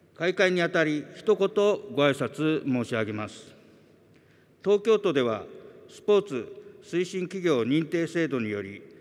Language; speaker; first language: Japanese; native; Japanese